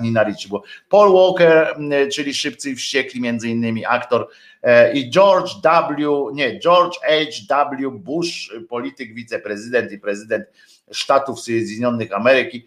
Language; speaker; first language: Polish; native; Polish